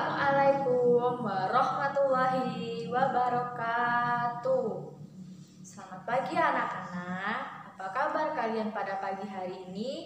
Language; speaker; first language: Indonesian; native; Indonesian